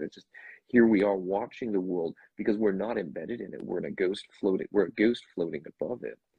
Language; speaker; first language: English; native; English